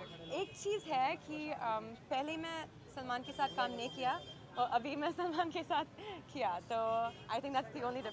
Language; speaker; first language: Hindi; non-native, learner; English